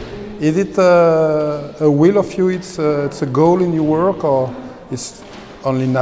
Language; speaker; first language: English; non-native, fluent; French